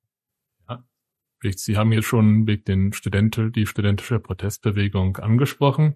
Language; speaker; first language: German; native; German